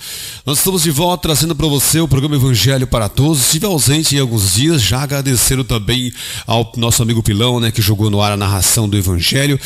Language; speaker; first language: Portuguese; native; Portuguese